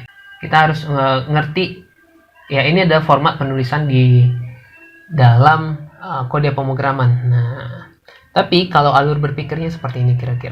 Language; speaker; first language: Indonesian; native; Indonesian